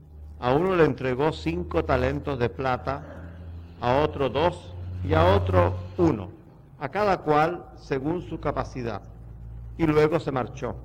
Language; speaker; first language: Spanish; native; Spanish